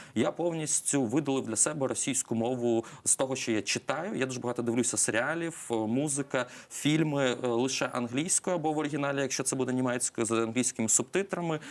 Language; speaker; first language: Ukrainian; non-native, local second language; Russian